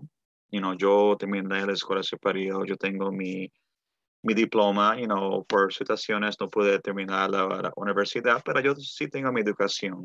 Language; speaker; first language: Spanish; early bilingual, heritage; Spanish